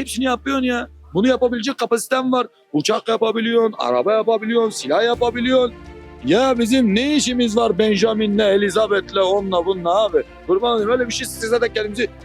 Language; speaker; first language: Turkish; native; Turkish